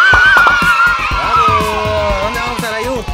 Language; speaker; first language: Spanish; native; Spanish